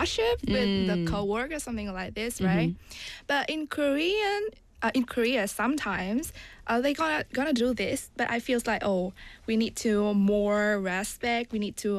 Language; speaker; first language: English; non-native, learner; Vietnamese